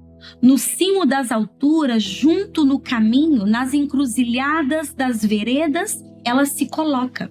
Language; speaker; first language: Portuguese; native; Portuguese